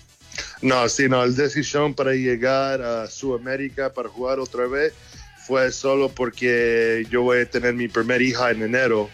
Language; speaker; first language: Spanish; early bilingual, heritage; English